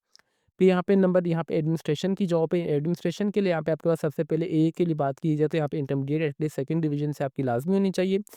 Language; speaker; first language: Hindi; non-native, local second language; Punjabi